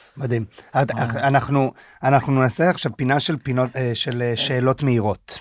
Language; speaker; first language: Hebrew; early bilingual, heritage; Hebrew